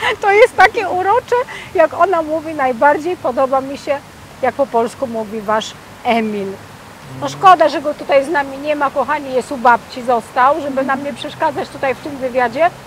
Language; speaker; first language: Polish; native; Polish